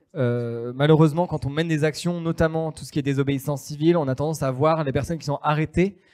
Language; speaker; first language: French; native; French